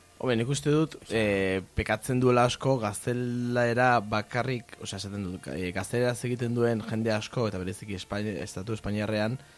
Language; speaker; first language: Basque; non-native, local second language; Spanish